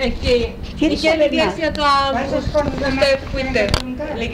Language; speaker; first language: Spanish; early bilingual, heritage; Spanish